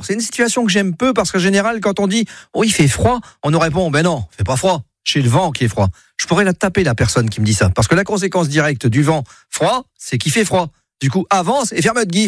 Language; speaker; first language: French; native; French